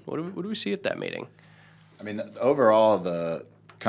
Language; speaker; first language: English; native; English